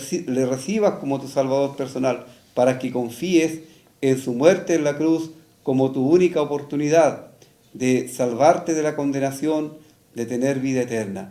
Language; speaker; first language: Spanish; native; Spanish